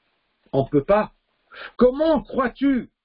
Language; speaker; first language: French; non-native, fluent; Arabic